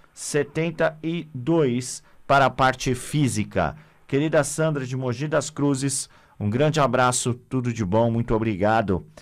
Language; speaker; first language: Portuguese; native; Portuguese